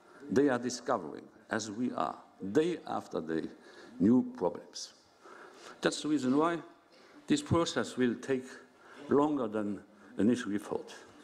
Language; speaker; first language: English; non-native, fluent; Luxembourgish